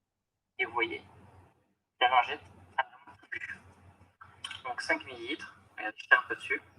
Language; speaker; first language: French; native; French